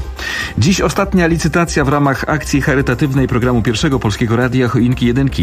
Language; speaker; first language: Polish; native; Polish